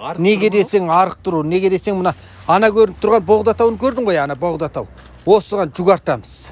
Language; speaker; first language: Kazakh; native; Kazakh